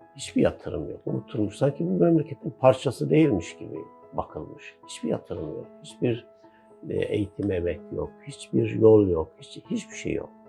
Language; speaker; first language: Turkish; native; Turkish